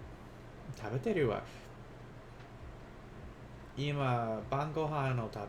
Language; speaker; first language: Japanese; non-native, learner; English